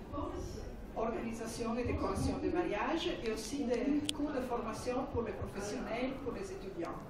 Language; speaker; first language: French; non-native, fluent; Italian